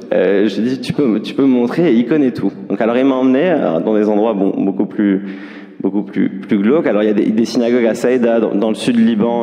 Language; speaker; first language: French; native; French